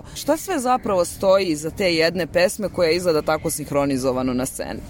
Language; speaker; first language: Serbian; native; Serbian